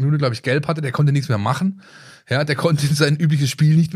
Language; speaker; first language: German; native; German